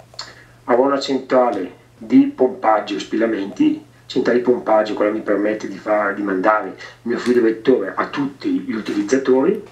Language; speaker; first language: Italian; native; Italian